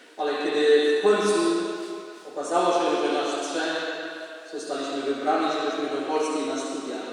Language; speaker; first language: Polish; non-native, fluent; Indonesian